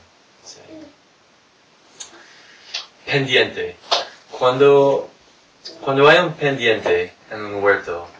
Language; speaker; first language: Spanish; non-native, fluent; English